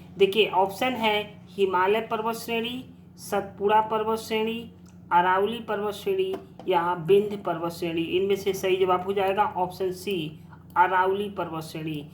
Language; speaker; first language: Hindi; native; Hindi